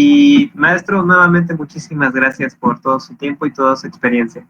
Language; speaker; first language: Spanish; native; Spanish